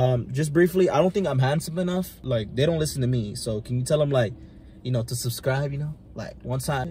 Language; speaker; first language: English; early bilingual, other home language; Spanish